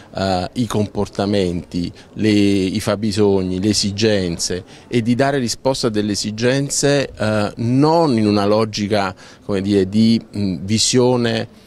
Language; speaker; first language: Italian; native; Italian